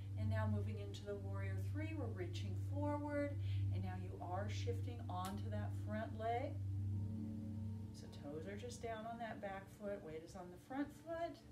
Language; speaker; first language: English; native; English